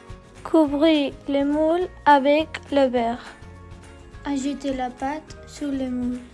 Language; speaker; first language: French; non-native, learner; English